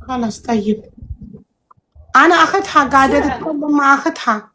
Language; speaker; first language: Arabic; non-native, fluent; Amharic